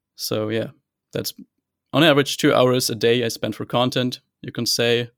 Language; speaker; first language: English; non-native, fluent; German